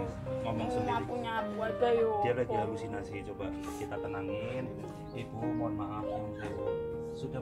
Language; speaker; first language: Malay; non-native, local second language; Javanese